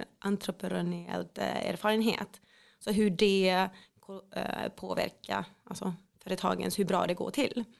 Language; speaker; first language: Swedish; non-native, fluent; Finnish